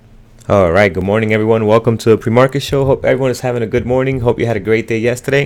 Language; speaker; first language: English; native; English